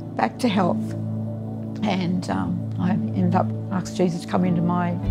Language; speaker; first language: English; native; English